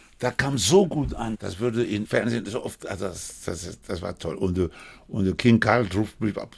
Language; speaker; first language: German; non-native, fluent; Spanish